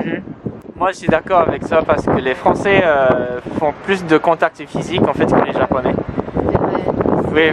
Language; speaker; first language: French; non-native, fluent; Japanese